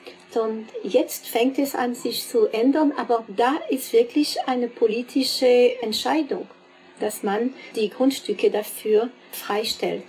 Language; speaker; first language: German; non-native, fluent; French